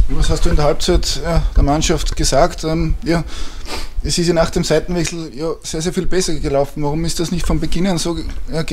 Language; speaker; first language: German; native; German